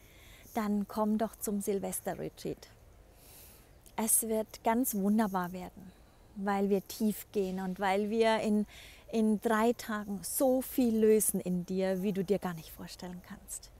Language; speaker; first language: German; native; German